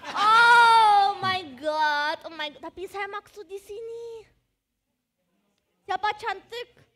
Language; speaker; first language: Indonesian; non-native, learner; German